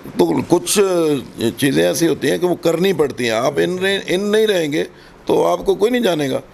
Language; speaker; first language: Urdu; non-native, local second language; Punjabi